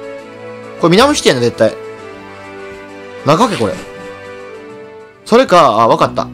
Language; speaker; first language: Japanese; native; Japanese